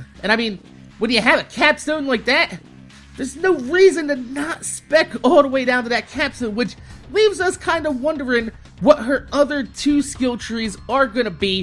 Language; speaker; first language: English; native; English